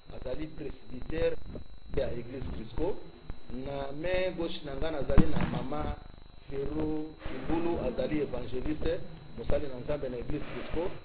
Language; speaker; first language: Lingala; native; Lingala